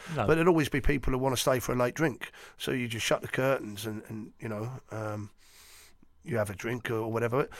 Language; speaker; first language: English; native; English